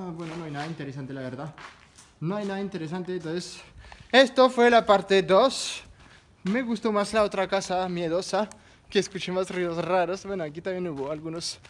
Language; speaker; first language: Spanish; non-native, fluent; French